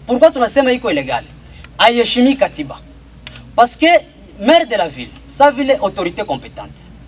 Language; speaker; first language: French; non-native, local second language; Swahili